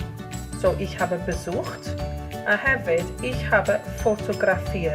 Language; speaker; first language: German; non-native, learner; Welsh